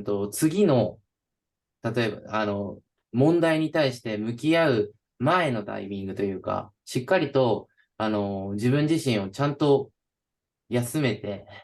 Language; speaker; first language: Japanese; native; Japanese